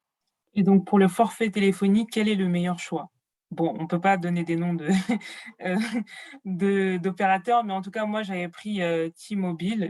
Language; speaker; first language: French; native; French